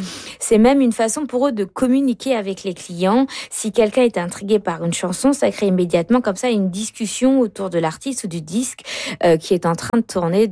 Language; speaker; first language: French; native; French